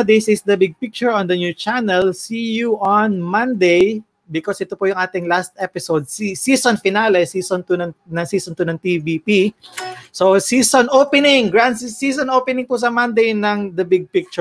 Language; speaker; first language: English; non-native, local second language; Filipino